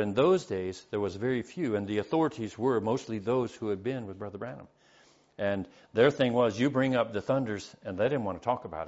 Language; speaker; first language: English; native; English